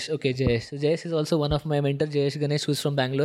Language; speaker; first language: English; non-native, local second language; Marathi